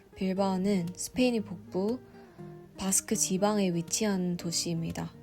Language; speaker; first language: Korean; non-native, fluent; Vietnamese